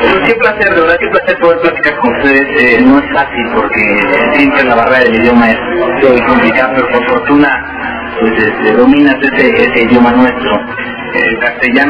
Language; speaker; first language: Spanish; native; Spanish